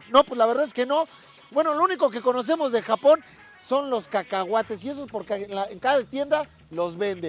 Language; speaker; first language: Spanish; native; Spanish